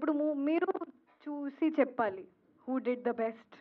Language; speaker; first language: Telugu; non-native, fluent; Hindi